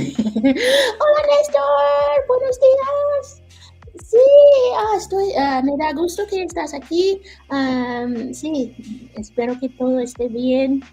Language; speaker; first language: Spanish; non-native, learner; English